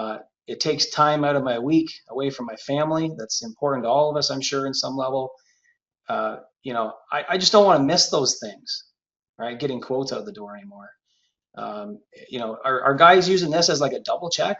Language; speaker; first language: English; native; English